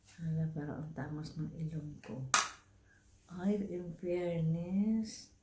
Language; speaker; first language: Filipino; non-native, local second language; Cebuano